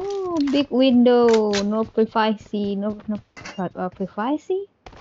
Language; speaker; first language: English; non-native, learner; Indonesian